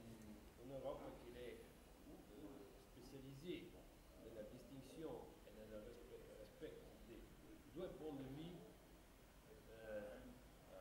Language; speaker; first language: French; non-native, fluent; Italian